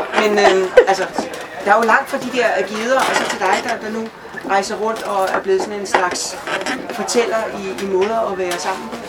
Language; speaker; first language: Danish; native; Danish